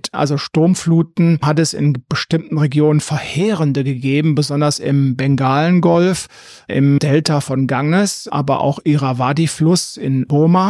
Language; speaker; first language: German; native; German